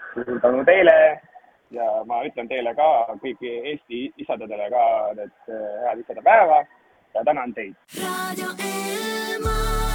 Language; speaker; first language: Estonian; non-native, fluent; Turkish